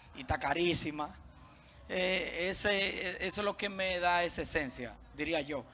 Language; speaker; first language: Spanish; native; Spanish